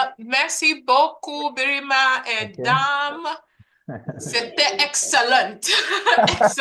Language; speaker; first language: French; non-native, learner; English